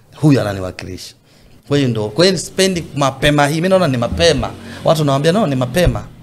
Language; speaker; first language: Swahili; native; Swahili